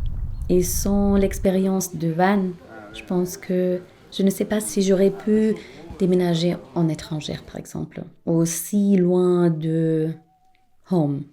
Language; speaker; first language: French; non-native, fluent; German